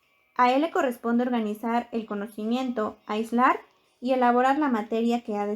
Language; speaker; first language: Spanish; native; Spanish